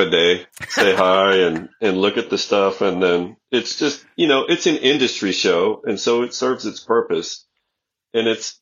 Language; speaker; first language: English; native; English